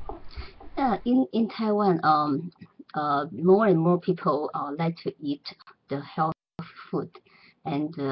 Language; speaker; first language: English; non-native, learner; Chinese